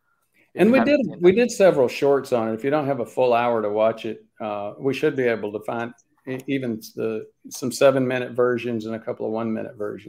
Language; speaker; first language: English; native; English